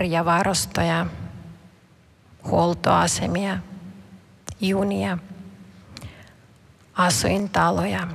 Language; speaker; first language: Finnish; non-native, fluent; Ukrainian